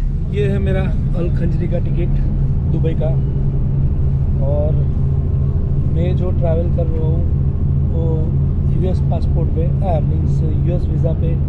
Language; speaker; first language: Hindi; native; Hindi